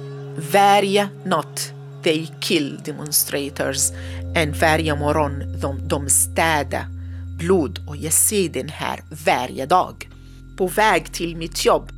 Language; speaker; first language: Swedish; non-native, learner; Arabic